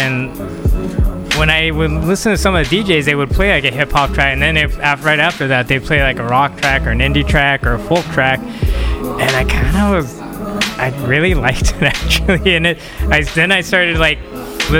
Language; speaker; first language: English; native; English